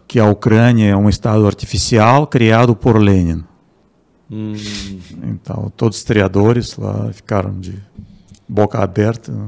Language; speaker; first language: Portuguese; non-native, fluent; Russian